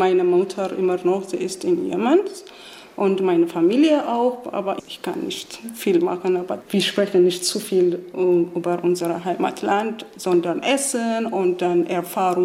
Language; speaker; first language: German; non-native, learner; Arabic